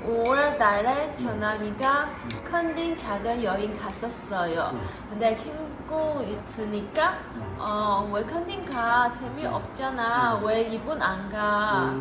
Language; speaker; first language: Korean; non-native, learner; Chinese